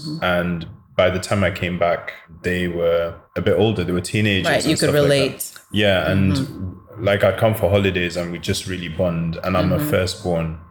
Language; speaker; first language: English; native; English